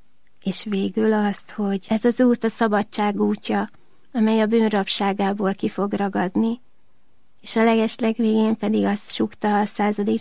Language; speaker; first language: Hungarian; native; Hungarian